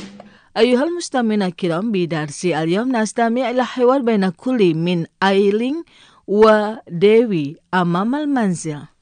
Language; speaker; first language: Arabic; non-native, fluent; Indonesian